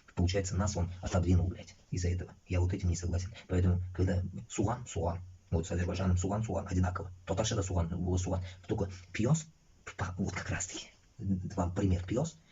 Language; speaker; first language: Russian; non-native, local second language; Uzbek